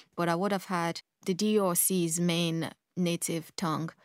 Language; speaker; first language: English; early bilingual, other home language; Kongo